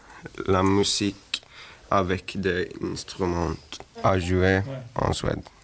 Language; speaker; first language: French; non-native, learner; Swedish